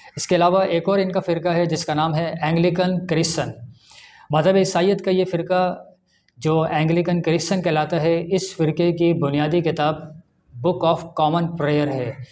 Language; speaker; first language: Urdu; native; Urdu